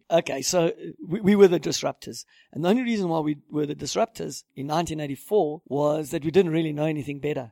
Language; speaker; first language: English; native; English